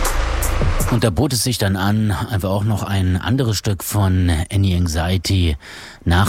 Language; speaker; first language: German; native; German